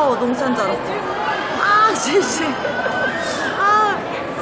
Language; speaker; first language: Chinese; non-native, learner; Korean